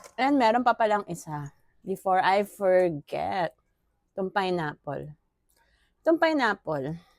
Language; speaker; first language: Filipino; native; Filipino